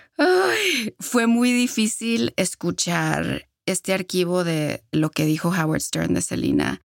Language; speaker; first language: Spanish; early bilingual, heritage; Spanish